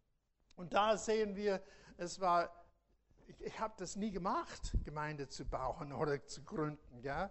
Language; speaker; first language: German; non-native, fluent; English